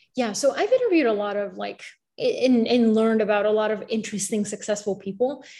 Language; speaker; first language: English; early bilingual, other home language; Bulgarian